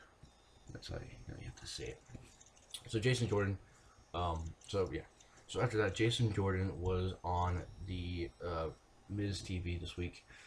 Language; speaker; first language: English; native; English